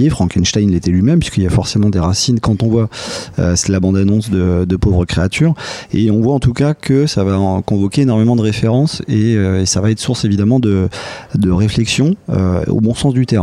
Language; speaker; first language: French; native; French